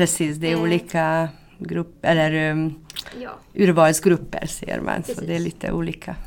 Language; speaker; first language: Swedish; non-native, fluent; Hungarian